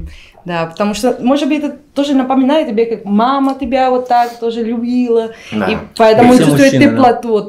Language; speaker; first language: Russian; non-native, fluent; Spanish